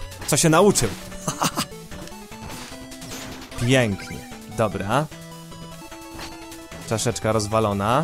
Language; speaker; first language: Polish; native; Polish